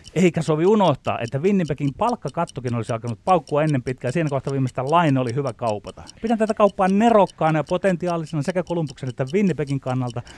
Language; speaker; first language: Finnish; native; Finnish